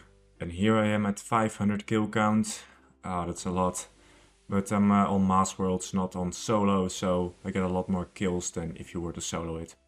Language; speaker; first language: English; non-native, fluent; Dutch